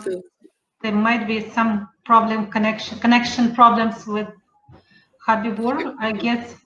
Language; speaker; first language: English; non-native, fluent; Russian